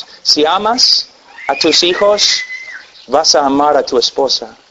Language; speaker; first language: Spanish; non-native, fluent; English